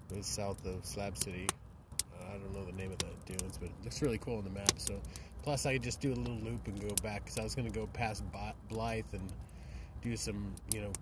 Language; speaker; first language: English; native; English